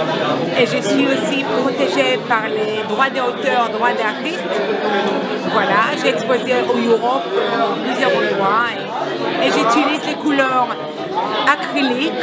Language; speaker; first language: French; non-native, fluent; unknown